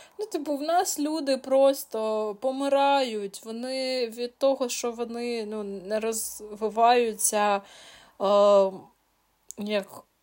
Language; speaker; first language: Ukrainian; non-native, local second language; Russian